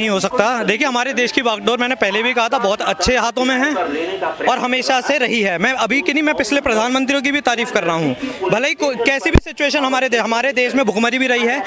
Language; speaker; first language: Hindi; native; Hindi